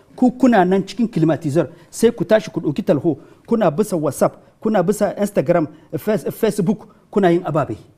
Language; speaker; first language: Hausa; non-native, local second language; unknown